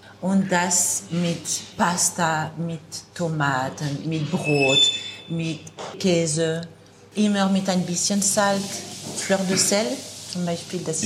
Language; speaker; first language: German; non-native, learner; French